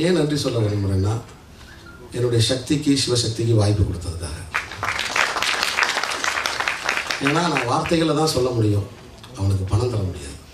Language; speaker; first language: Tamil; native; Tamil